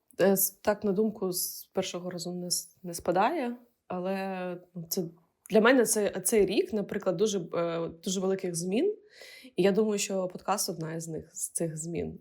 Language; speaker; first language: Ukrainian; non-native, local second language; Russian